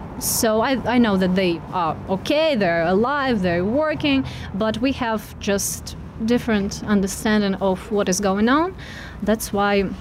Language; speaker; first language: English; non-native, fluent; Russian